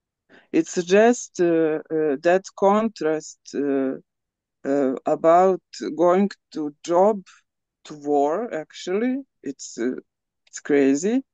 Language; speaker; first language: English; non-native, learner; Serbian